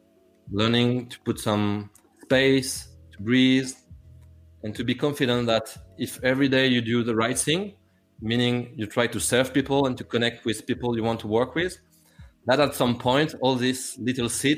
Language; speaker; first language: English; non-native, fluent; French